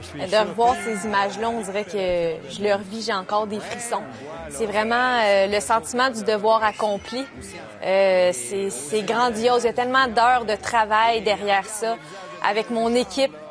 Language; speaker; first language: French; native; French